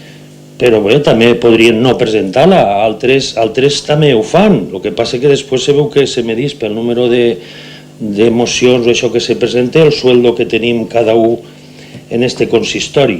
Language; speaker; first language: Catalan; native; Catalan